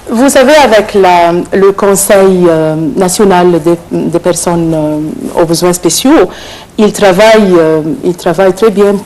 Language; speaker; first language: French; non-native, fluent; Arabic